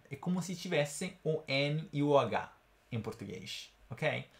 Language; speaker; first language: Portuguese; non-native, fluent; Italian